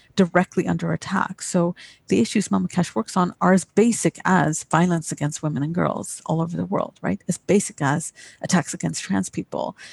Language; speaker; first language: English; native; English